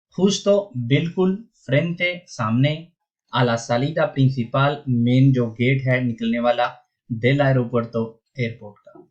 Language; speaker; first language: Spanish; non-native, fluent; Urdu